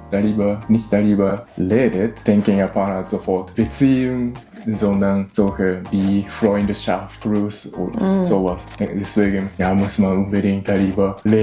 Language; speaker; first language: German; non-native, learner; Japanese